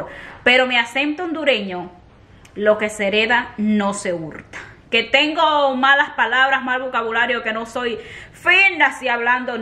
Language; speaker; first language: Spanish; native; Spanish